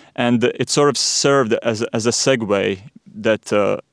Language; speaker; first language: English; non-native, fluent; Latvian